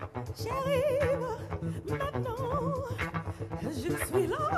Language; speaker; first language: French; non-native, learner; English